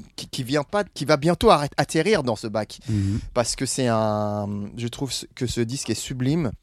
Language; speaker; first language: French; non-native, fluent; English